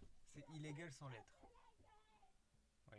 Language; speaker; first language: French; native; French